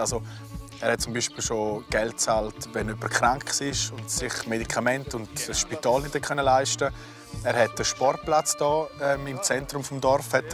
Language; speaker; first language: German; native; German